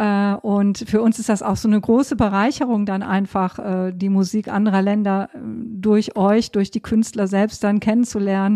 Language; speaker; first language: German; native; German